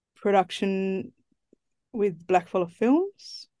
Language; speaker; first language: English; native; English